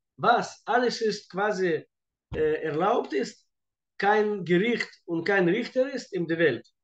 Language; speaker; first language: German; non-native, fluent; Russian